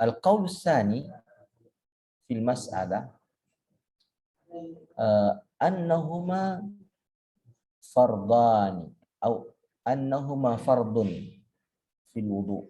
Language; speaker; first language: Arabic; non-native, fluent; Indonesian